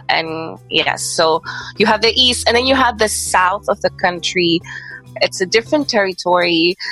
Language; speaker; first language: English; non-native, fluent; Spanish